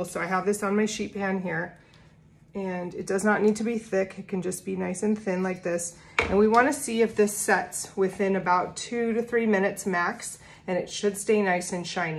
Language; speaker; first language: English; native; English